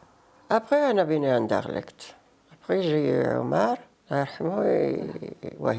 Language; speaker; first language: French; non-native, learner; Arabic